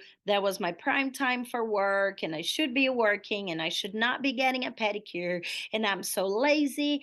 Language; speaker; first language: English; non-native, fluent; Portuguese